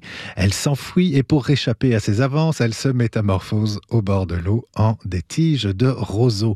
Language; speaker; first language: French; native; French